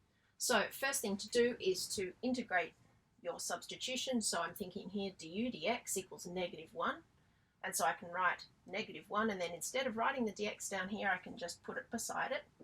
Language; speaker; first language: English; native; English